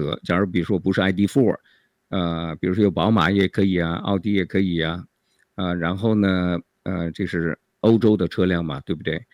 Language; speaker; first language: Chinese; native; Chinese